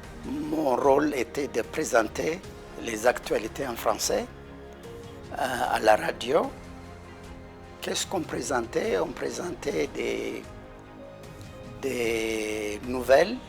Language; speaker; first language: French; non-native, fluent; Amharic